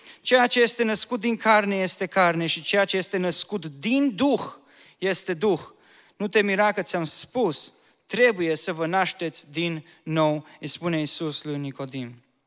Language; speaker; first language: Romanian; native; Romanian